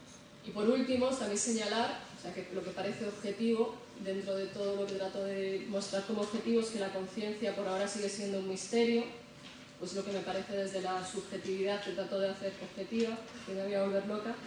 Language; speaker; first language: Spanish; native; Spanish